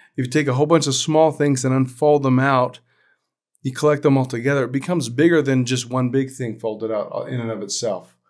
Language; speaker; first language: English; native; English